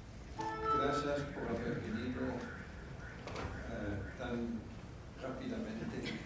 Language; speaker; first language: Spanish; non-native, fluent; French